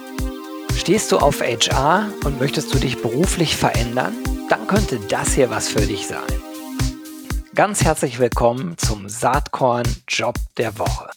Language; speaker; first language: German; native; German